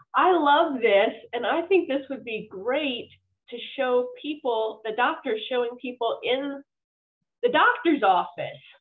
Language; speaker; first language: English; native; English